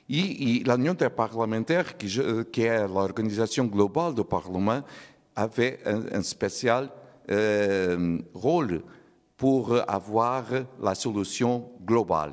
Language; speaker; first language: French; non-native, learner; Portuguese